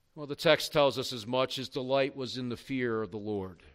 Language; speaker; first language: English; native; English